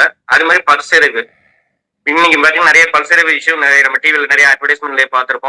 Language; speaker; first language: Tamil; native; Tamil